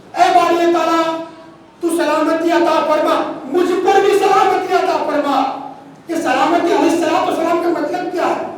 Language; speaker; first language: Urdu; non-native, local second language; Gujarati